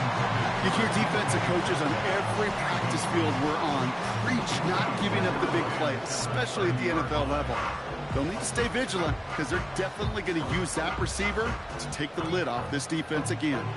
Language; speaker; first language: English; native; English